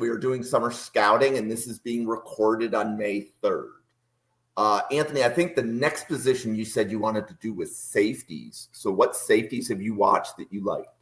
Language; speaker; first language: English; native; English